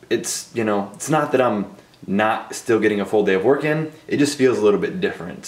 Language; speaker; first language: English; native; English